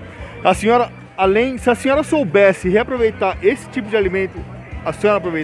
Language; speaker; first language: Portuguese; native; Portuguese